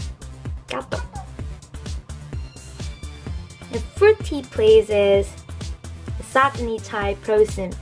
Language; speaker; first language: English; non-native, fluent; Korean